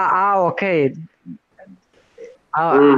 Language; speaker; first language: English; non-native, learner; Spanish